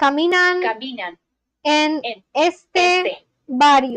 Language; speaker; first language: Spanish; non-native, learner; Bangla